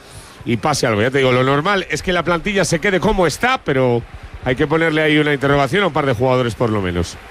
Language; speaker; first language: Spanish; native; Spanish